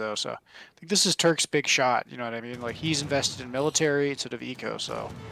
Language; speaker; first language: English; native; English